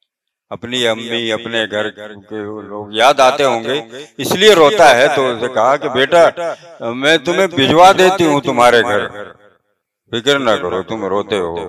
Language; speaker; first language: Urdu; native; Urdu